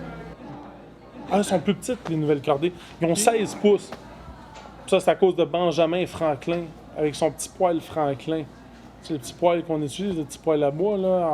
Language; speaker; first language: French; native; French